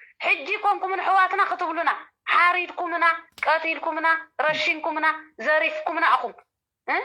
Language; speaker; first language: Tigrinya; native; Tigrinya